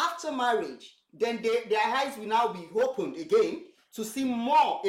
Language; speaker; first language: English; non-native, local second language; Yoruba